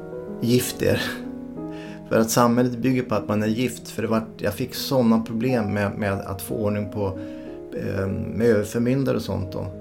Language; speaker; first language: Swedish; native; Swedish